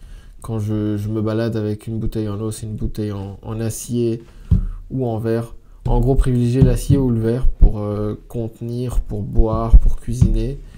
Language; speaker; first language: French; native; French